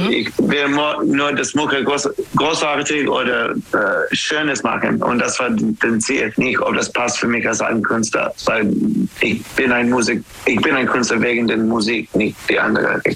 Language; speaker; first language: German; non-native, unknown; English